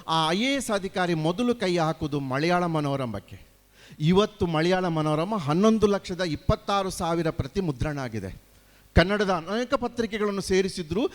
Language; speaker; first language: Kannada; native; Kannada